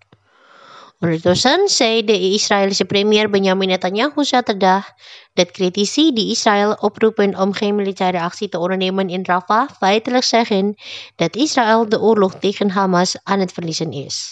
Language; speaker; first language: Dutch; non-native, fluent; Indonesian